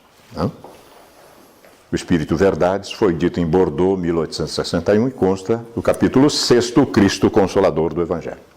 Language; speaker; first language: Portuguese; native; Portuguese